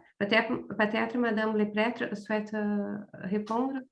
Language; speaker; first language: French; non-native, fluent; Portuguese